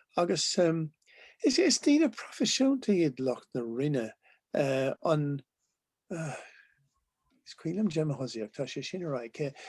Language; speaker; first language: Irish; non-native, local second language; English